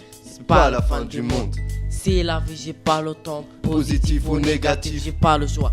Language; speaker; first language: French; non-native, learner; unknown